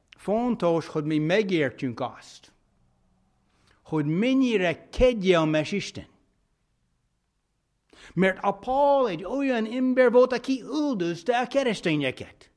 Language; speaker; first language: Hungarian; non-native, fluent; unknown